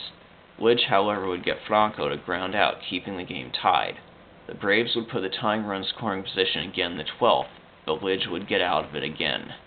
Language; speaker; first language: English; native; English